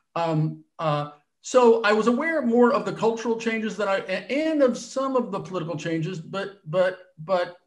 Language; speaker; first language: English; native; English